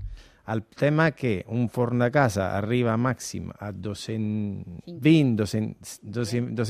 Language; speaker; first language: Catalan; non-native, fluent; Italian